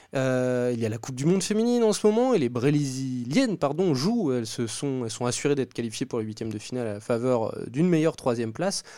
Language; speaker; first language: French; native; French